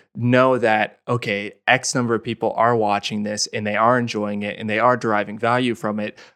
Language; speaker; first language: English; native; English